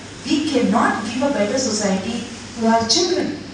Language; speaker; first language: English; non-native, local second language; Tamil